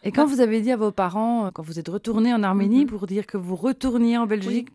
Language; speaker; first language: French; native; French